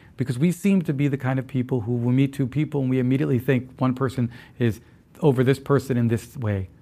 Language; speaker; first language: English; early bilingual, other home language; Spanish